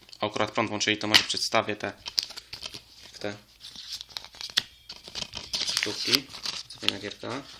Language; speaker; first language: Polish; native; Polish